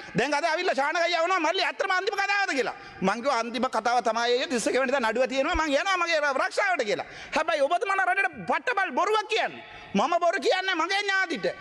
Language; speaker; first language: Sinhala; non-native, local second language; Tamil